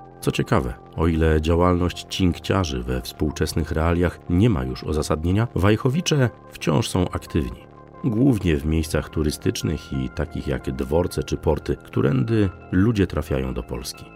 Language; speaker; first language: Polish; native; Polish